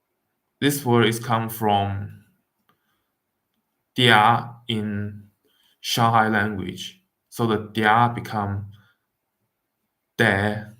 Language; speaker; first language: English; non-native, fluent; Wu Chinese